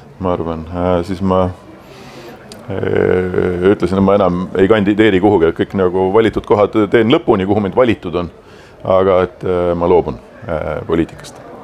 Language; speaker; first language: Estonian; native; Estonian